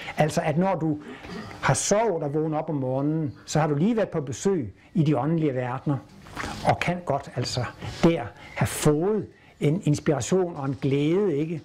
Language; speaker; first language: Danish; native; Danish